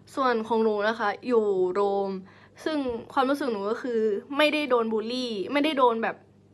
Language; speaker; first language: Thai; native; Thai